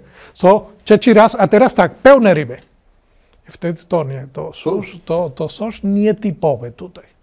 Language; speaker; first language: Polish; non-native, learner; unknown